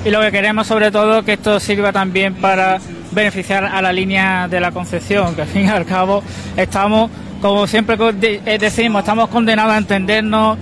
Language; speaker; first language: Spanish; native; Spanish